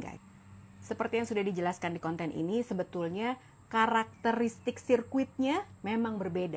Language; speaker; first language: Indonesian; native; Indonesian